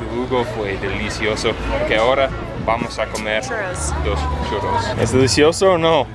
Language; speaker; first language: Spanish; non-native, learner; English